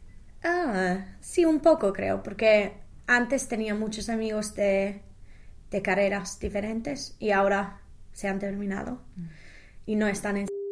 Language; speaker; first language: Spanish; non-native, fluent; English